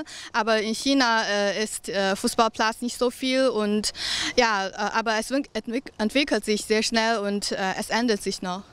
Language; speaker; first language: German; non-native, learner; Chinese